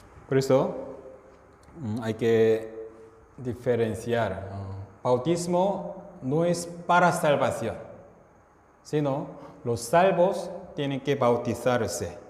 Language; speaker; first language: Spanish; non-native, fluent; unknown